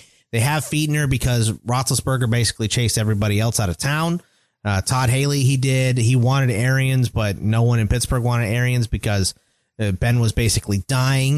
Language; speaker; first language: English; native; English